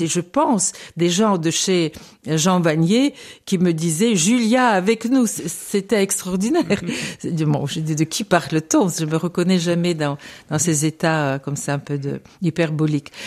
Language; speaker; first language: French; non-native, fluent; Bulgarian